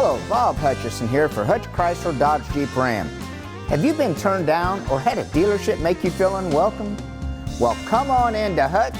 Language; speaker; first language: English; native; English